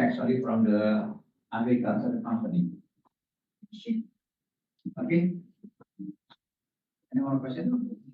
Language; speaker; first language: English; non-native, learner; Indonesian